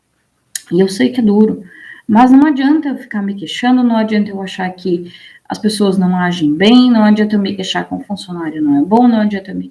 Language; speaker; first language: Portuguese; native; Portuguese